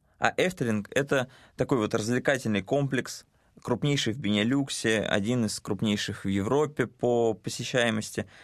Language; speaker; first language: Russian; native; Russian